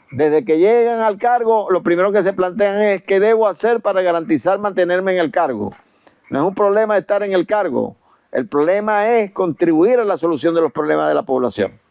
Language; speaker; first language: Spanish; native; Spanish